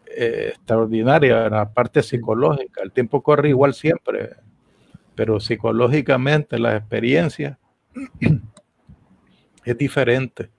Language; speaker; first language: Spanish; native; Spanish